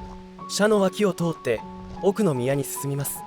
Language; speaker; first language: Japanese; native; Japanese